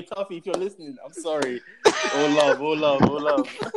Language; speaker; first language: English; native; English